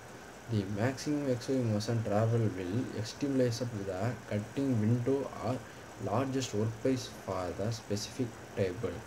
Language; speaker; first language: English; non-native, local second language; Tamil